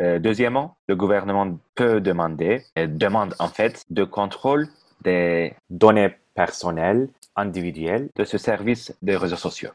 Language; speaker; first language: French; non-native, fluent; Turkish